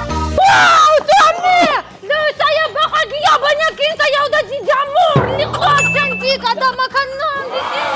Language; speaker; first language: Indonesian; non-native, learner; Russian